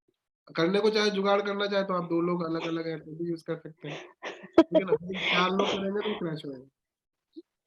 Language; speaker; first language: Hindi; native; Hindi